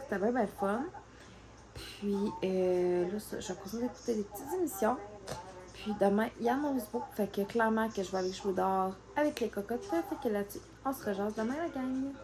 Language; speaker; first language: French; native; French